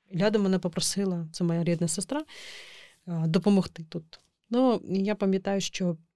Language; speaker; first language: Ukrainian; non-native, local second language; Crimean Tatar